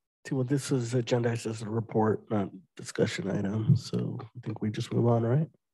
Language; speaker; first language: English; native; English